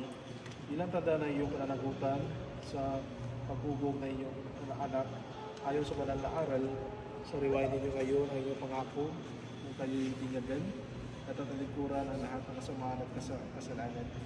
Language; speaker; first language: Filipino; native; Filipino